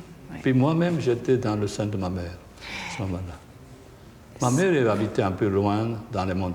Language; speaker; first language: French; non-native, fluent; Japanese